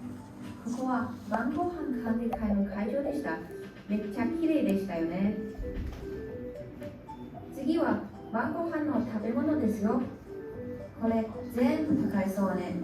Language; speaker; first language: Japanese; non-native, learner; Chinese